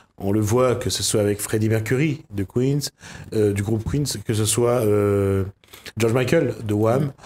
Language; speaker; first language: French; native; French